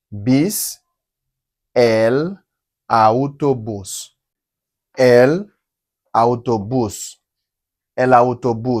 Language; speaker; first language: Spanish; non-native, learner; Haitian Creole